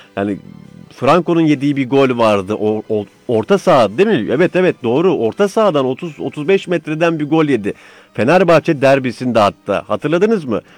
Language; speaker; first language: Turkish; native; Turkish